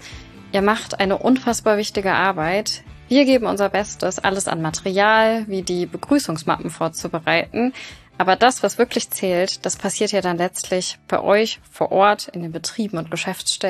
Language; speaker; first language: German; native; German